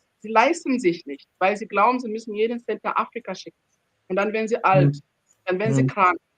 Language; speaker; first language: German; non-native, fluent; Ganda